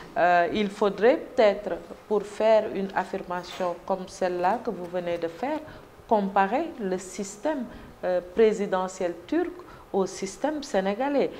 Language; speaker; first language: French; non-native, local second language; Wolof